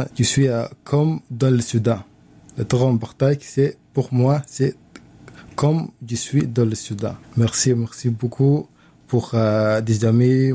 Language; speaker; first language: French; non-native, learner; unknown